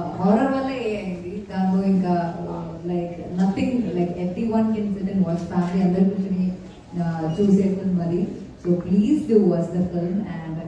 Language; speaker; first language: Telugu; non-native, fluent; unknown